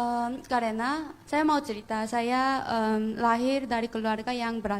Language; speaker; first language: Indonesian; non-native, fluent; Korean